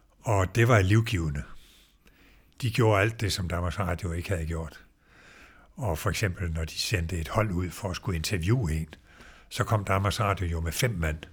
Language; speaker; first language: Danish; native; Danish